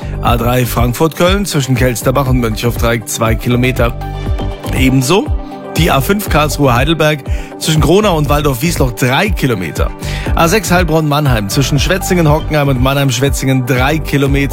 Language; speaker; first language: German; native; German